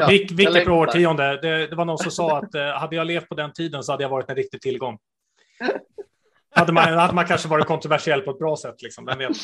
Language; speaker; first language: Swedish; native; Swedish